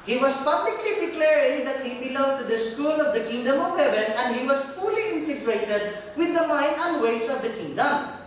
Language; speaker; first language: English; non-native, local second language; Filipino